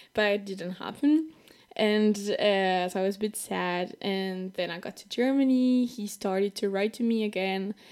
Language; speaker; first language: English; non-native, fluent; French